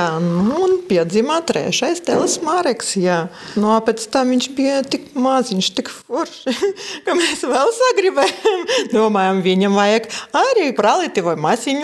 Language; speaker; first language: Latvian; non-native, local second language; Russian